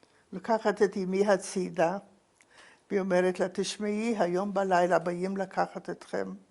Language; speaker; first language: Hebrew; non-native, fluent; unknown